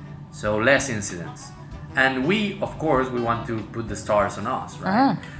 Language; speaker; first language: English; non-native, fluent; Spanish